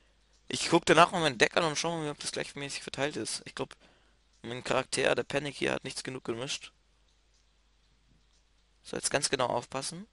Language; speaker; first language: German; native; German